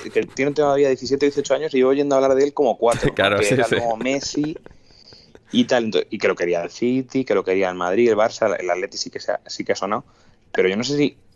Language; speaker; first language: Spanish; native; Spanish